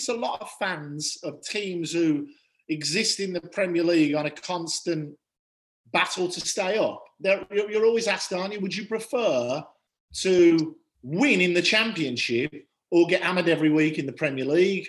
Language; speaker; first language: English; native; English